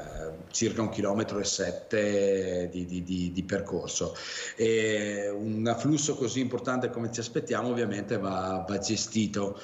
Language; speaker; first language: Italian; native; Italian